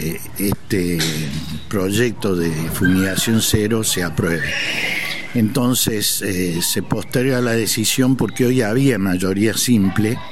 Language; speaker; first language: Spanish; native; Spanish